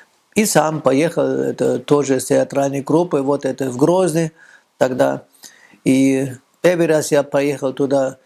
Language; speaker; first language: Russian; non-native, fluent; German